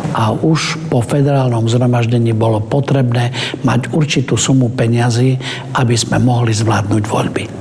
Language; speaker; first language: Slovak; non-native, local second language; Romany